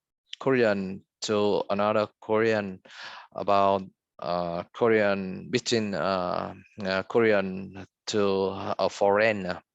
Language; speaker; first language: English; non-native, fluent; Vietnamese